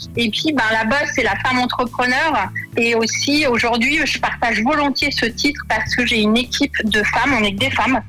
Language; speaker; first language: French; native; French